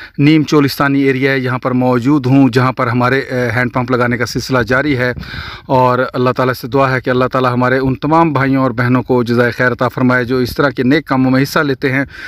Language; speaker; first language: Urdu; non-native, local second language; Punjabi